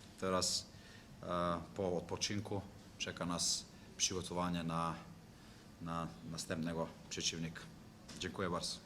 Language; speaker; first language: Polish; non-native, learner; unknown